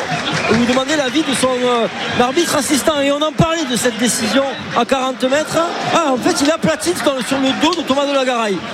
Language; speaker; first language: French; native; French